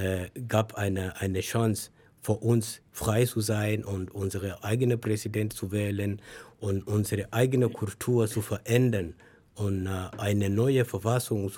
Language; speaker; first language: German; non-native, learner; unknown